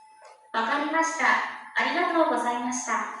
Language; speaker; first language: Japanese; non-native, learner; Indonesian